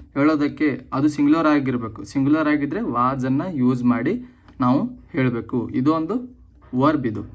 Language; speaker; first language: Kannada; native; Kannada